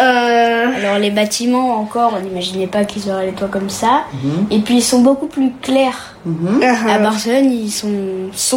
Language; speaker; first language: French; early bilingual, heritage; French